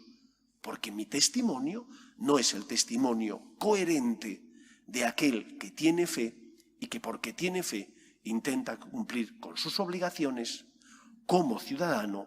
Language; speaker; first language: Spanish; native; Spanish